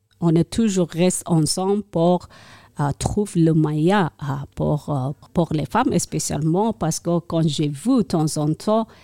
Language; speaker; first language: French; non-native, learner; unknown